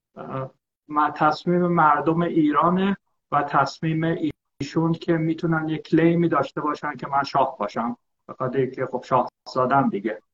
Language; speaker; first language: Persian; early bilingual, heritage; Persian